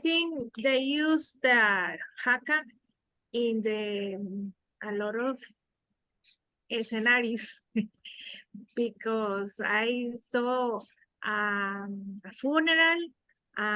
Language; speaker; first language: English; non-native, learner; Spanish